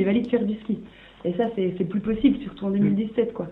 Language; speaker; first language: French; native; French